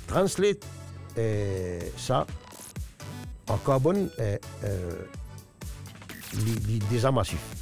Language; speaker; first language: French; non-native, local second language; Morisyen